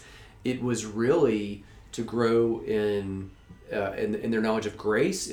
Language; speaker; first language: English; native; English